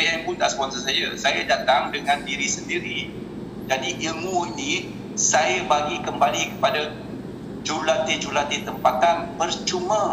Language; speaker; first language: Indonesian; non-native, local second language; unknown